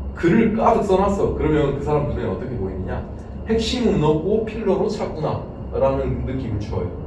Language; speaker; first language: Korean; native; Korean